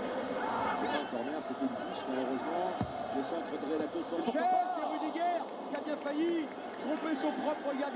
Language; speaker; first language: French; native; French